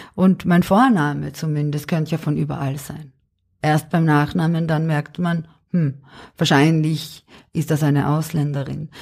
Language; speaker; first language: German; early bilingual, other home language; Serbian